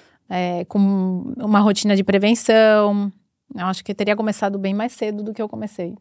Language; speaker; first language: Portuguese; non-native, fluent; Spanish